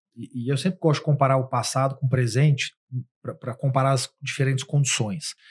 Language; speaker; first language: Portuguese; native; Portuguese